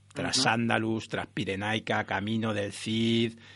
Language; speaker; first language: Spanish; native; Spanish